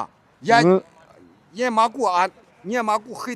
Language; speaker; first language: Russian; non-native, learner; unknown